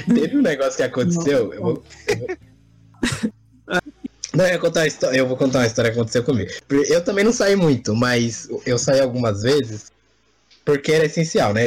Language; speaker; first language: Portuguese; native; Portuguese